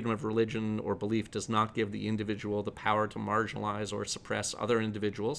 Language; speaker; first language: English; native; English